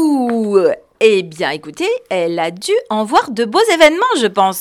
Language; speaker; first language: French; native; French